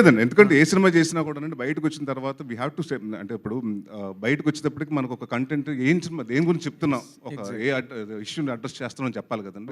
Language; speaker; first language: Telugu; native; Telugu